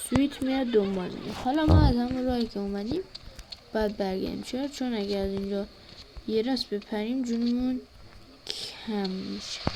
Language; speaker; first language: Persian; native; Persian